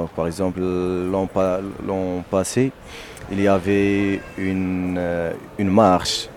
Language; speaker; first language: French; non-native, local second language; Berber languages